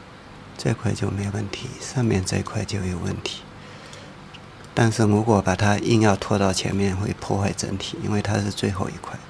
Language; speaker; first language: Chinese; native; Chinese